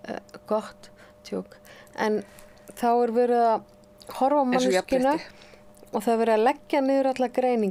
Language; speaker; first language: Icelandic; native; Icelandic